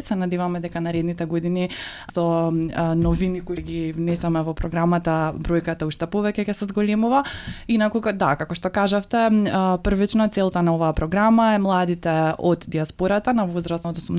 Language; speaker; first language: Macedonian; native; Macedonian